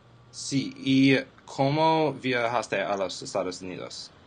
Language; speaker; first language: Spanish; non-native, learner; English